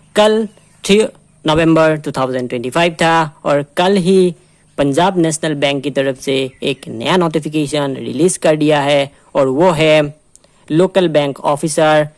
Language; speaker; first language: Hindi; non-native, local second language; Assamese